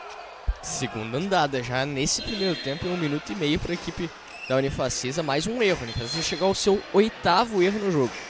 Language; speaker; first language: Portuguese; native; Portuguese